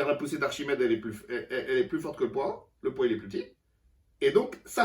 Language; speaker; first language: French; native; French